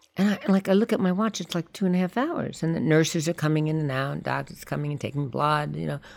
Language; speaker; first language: English; native; English